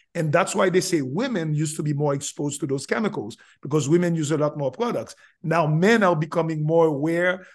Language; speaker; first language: English; non-native, fluent; Haitian Creole